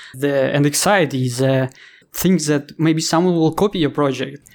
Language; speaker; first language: English; non-native, fluent; Ukrainian